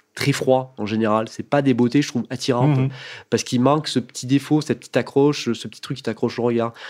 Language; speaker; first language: French; native; French